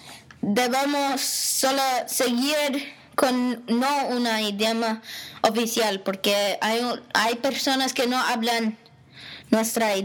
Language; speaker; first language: Spanish; non-native, learner; English